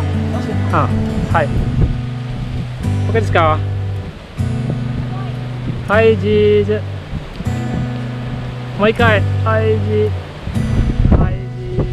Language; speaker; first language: Japanese; non-native, fluent; Indonesian